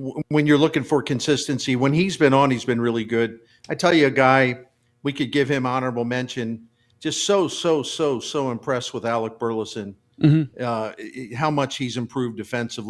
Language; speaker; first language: English; native; English